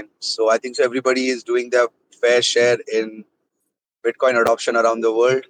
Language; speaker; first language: English; non-native, local second language; Hindi